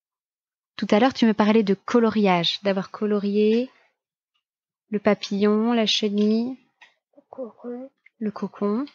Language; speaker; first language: French; native; French